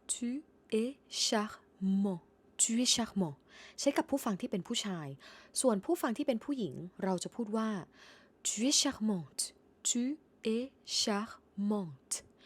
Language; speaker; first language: Thai; native; Thai